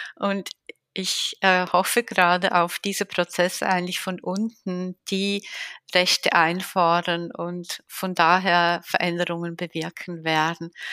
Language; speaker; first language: German; native; German